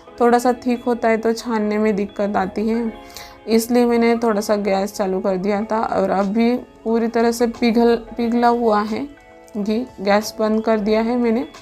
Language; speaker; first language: Hindi; non-native, local second language; Marathi